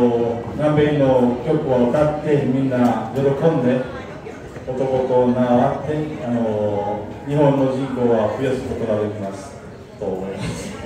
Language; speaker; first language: Japanese; non-native, learner; Spanish